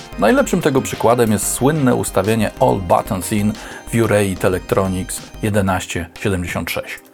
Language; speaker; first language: Polish; native; Polish